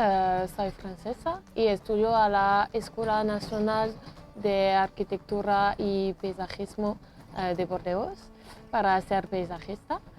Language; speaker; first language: Spanish; non-native, fluent; French